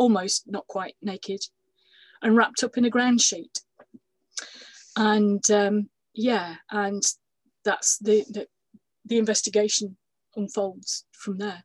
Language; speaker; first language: English; native; English